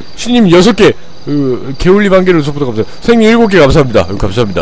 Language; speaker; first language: Korean; native; Korean